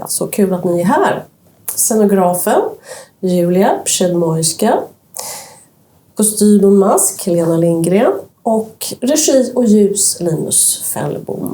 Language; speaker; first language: Swedish; native; Swedish